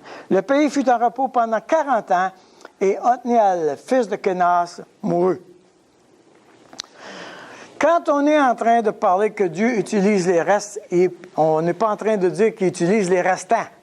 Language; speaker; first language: French; native; French